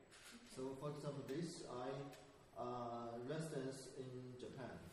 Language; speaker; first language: English; non-native, learner; Chinese